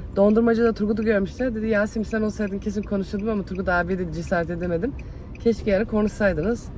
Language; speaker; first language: Turkish; early bilingual, heritage; Turkish